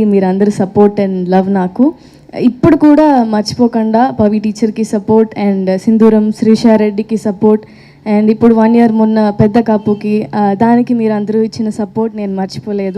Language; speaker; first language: Telugu; non-native, learner; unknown